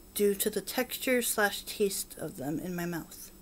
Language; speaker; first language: English; native; English